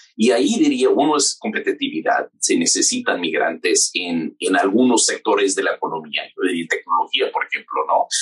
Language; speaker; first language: Spanish; non-native, fluent; English